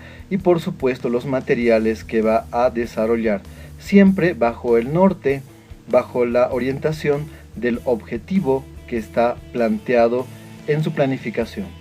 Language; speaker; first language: Spanish; native; Spanish